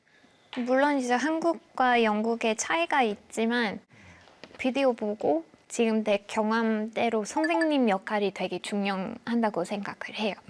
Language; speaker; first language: Korean; non-native, fluent; English